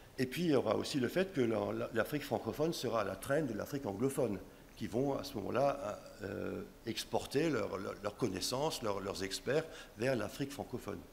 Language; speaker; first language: French; non-native, local second language; Swiss German